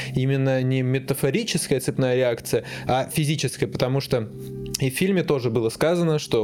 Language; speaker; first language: Russian; native; Russian